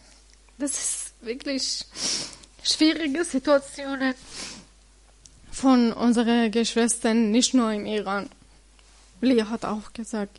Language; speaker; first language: German; non-native, learner; Persian